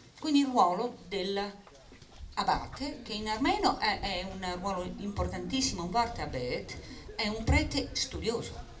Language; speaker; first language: Italian; non-native, fluent; English